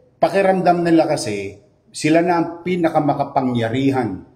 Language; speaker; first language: Filipino; native; Filipino